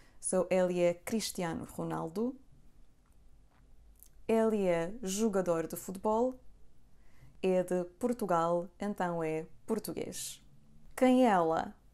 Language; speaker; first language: Portuguese; non-native, fluent; Serbian